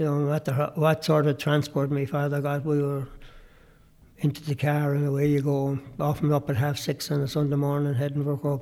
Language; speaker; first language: English; native; English